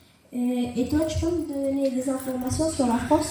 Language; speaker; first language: French; early bilingual, other home language; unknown